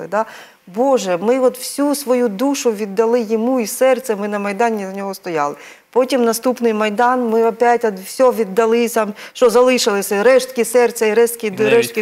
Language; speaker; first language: Ukrainian; native; Ukrainian